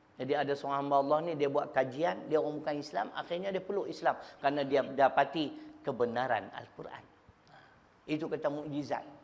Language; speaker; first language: Malay; native; Malay